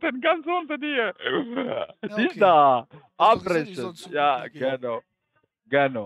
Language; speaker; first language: German; non-native, fluent; Albanian